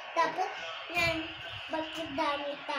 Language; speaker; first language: Filipino; non-native, learner; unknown